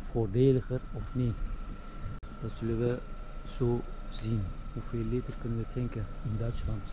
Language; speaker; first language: Dutch; non-native, fluent; Turkish